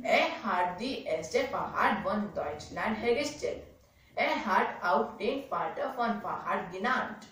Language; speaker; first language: German; non-native, learner; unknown